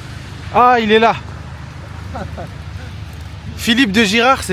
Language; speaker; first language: French; native; French